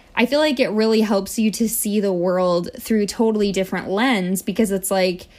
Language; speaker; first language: English; native; English